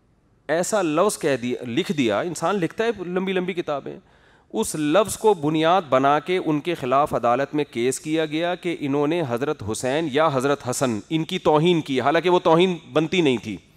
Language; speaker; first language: Urdu; native; Urdu